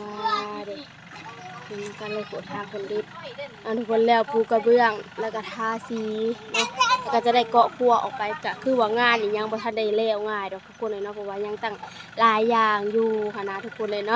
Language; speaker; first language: Thai; non-native, local second language; Lao